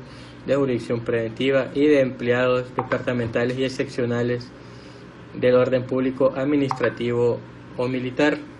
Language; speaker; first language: Spanish; native; Spanish